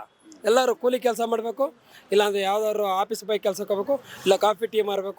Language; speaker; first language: Kannada; native; Kannada